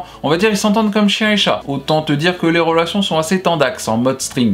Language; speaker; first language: French; native; French